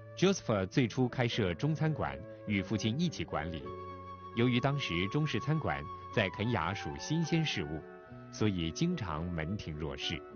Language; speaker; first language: Chinese; non-native, local second language; Cantonese